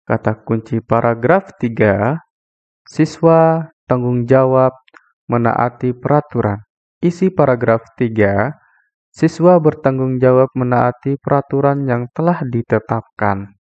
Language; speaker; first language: Indonesian; native; Indonesian